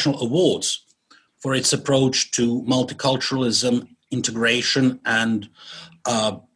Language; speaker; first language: English; non-native, fluent; Bosnian